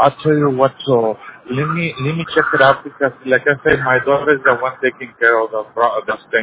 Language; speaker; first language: English; non-native, learner; Spanish